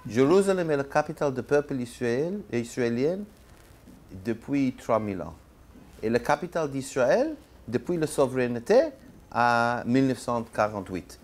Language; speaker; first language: French; non-native, learner; Hebrew